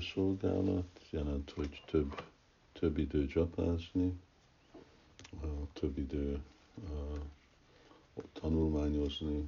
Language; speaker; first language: Hungarian; early bilingual, heritage; Hungarian